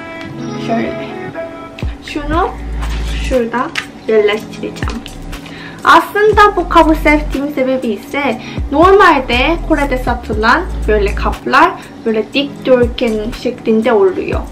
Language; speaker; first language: Turkish; non-native, fluent; Korean